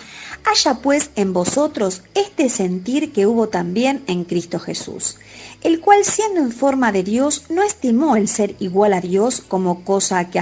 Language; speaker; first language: Spanish; native; Spanish